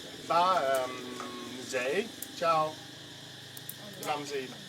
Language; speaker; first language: Vietnamese; non-native, learner; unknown